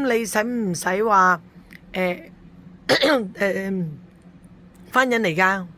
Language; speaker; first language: Cantonese; native; Cantonese